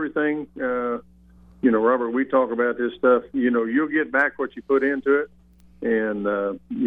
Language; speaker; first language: English; native; English